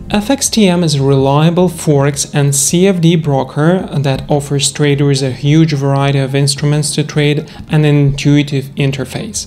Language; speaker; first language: English; non-native, fluent; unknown